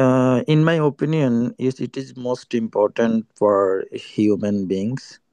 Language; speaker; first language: English; non-native, learner; Bangla